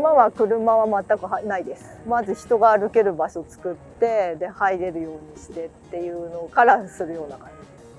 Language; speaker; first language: Japanese; native; Japanese